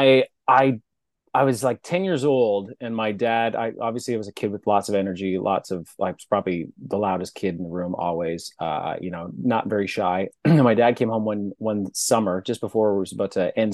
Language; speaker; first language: English; native; English